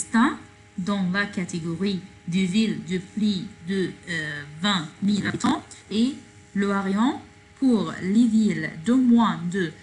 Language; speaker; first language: French; non-native, fluent; Arabic